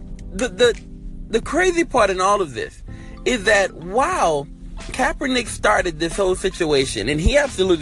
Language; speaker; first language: English; native; English